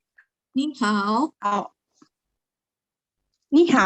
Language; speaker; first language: Chinese; non-native, learner; Indonesian